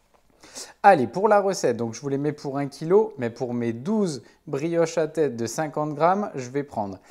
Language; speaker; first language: French; native; French